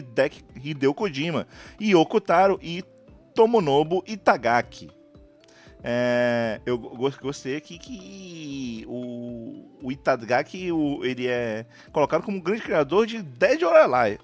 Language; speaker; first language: Portuguese; native; Portuguese